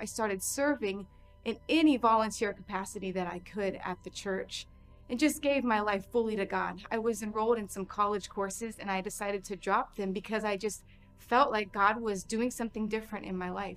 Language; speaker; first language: English; native; English